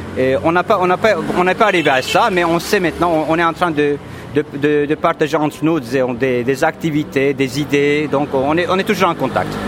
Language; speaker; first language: French; non-native, fluent; Turkish